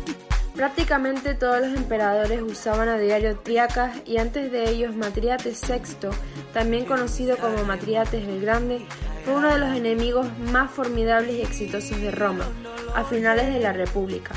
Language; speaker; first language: Spanish; native; Spanish